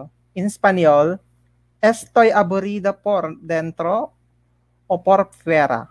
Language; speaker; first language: Spanish; non-native, learner; Filipino